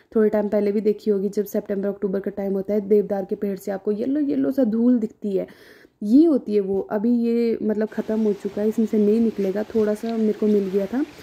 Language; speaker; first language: Hindi; non-native, local second language; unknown